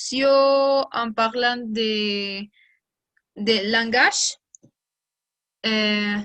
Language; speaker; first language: French; non-native, learner; Spanish